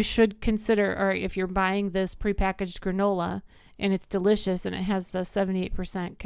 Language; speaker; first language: English; native; English